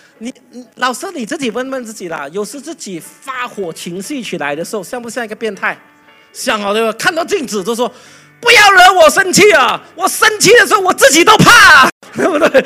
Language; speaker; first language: Chinese; native; Chinese